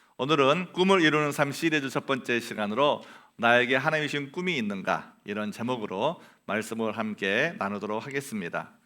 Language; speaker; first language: Korean; native; Korean